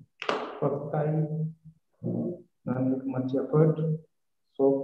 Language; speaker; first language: English; non-native, learner; Malayalam